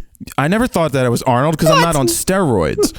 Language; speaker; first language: English; native; English